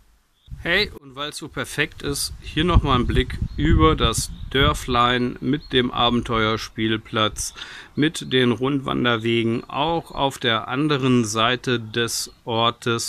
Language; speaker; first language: German; native; German